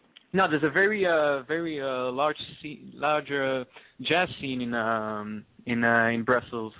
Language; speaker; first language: English; non-native, fluent; French